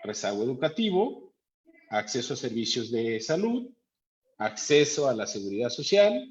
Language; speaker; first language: Spanish; native; Spanish